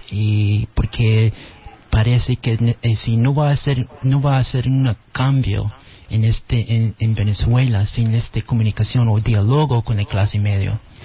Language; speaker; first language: Spanish; native; Spanish